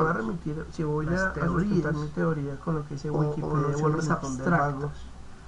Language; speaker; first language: Spanish; native; Spanish